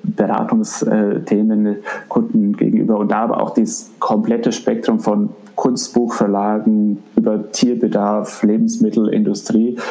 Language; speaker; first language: German; native; German